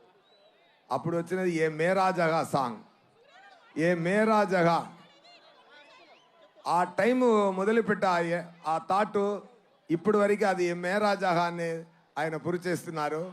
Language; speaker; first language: Telugu; non-native, learner; Tamil